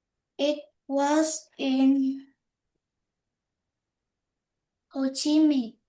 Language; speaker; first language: English; non-native, learner; Vietnamese